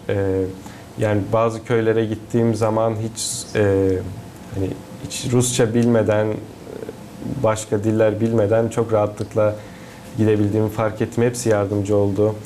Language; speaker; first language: Turkish; native; Turkish